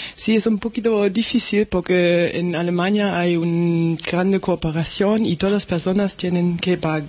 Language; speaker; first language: Spanish; non-native, learner; German